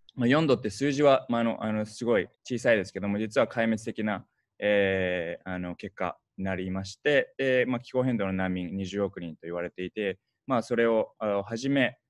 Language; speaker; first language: Japanese; early bilingual, heritage; Japanese